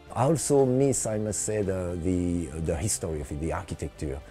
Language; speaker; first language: English; non-native, fluent; French